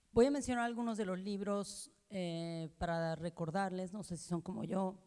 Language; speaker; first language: Spanish; native; Spanish